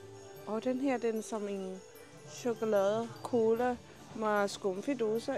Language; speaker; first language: Danish; non-native, learner; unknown